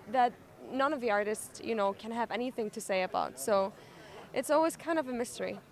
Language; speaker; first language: English; non-native, fluent; Icelandic